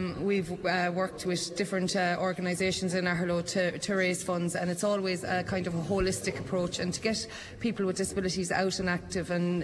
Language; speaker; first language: English; native; English